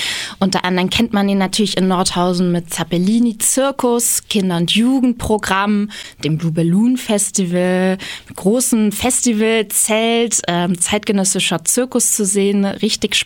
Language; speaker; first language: German; native; German